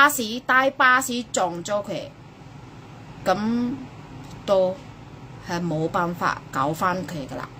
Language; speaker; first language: Cantonese; non-native, fluent; Indonesian